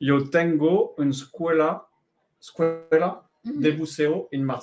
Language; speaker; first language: Spanish; non-native, learner; French